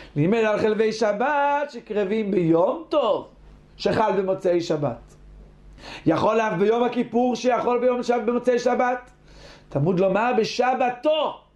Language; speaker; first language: Hebrew; native; Hebrew